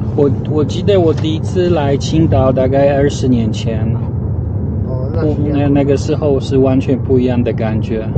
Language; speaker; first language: Chinese; non-native, fluent; Polish